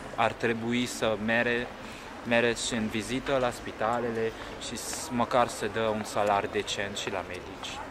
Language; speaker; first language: Romanian; non-native, fluent; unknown